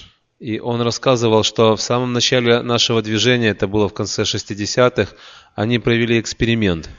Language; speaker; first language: Russian; native; Russian